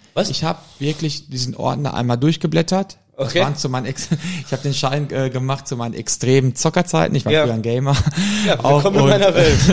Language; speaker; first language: German; native; German